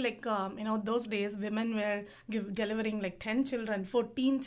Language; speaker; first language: English; non-native, local second language; Tamil